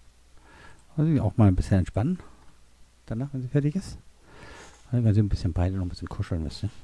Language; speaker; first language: German; native; German